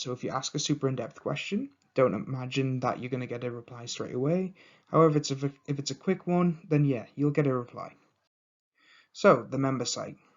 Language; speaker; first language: English; native; English